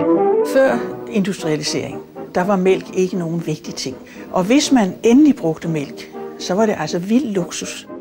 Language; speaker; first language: Danish; native; Danish